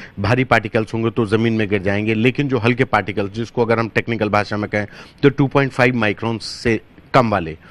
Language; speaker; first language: Hindi; native; Hindi